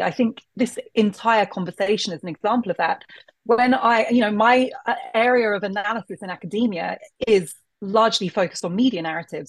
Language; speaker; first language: English; native; English